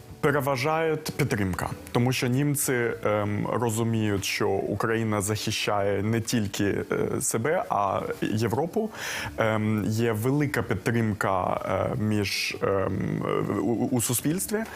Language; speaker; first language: Ukrainian; early bilingual, heritage; Ukrainian